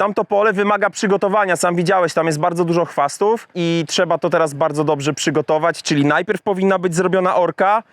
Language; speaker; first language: Polish; native; Polish